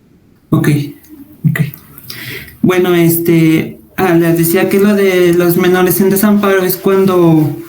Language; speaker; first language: Spanish; native; Spanish